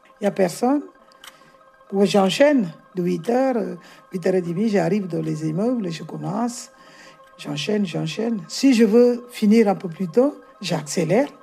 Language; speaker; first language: French; non-native, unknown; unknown